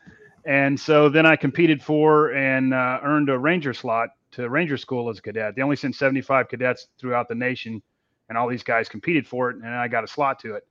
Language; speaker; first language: English; native; English